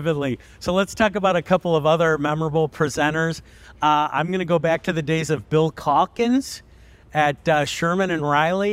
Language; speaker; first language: English; native; English